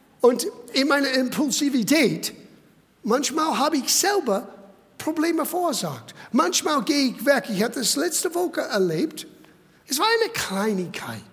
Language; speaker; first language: German; non-native, fluent; English